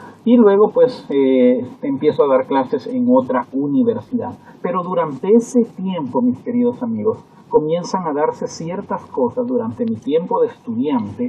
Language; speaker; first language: Spanish; native; Spanish